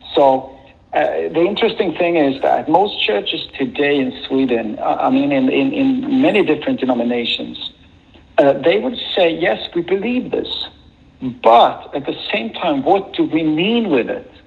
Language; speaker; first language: English; non-native, fluent; Swedish